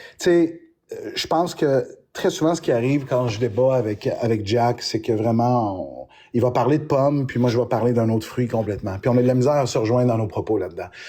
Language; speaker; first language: French; native; French